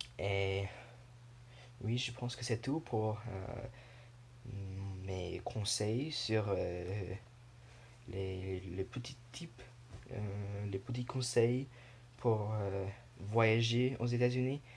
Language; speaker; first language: French; non-native, learner; English